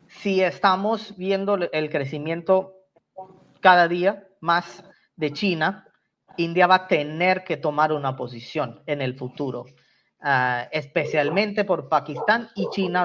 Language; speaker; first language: Spanish; non-native, fluent; Tamil